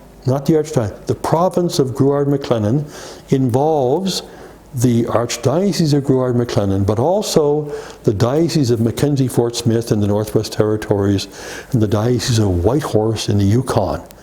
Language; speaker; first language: English; native; English